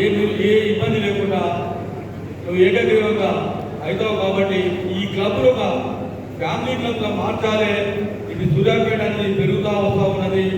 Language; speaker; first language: Telugu; native; Telugu